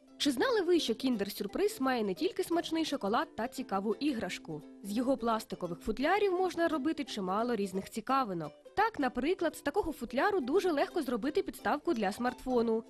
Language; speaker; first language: Ukrainian; native; Ukrainian